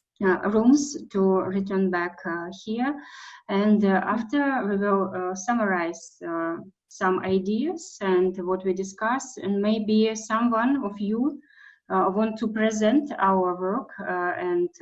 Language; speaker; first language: English; non-native, fluent; Russian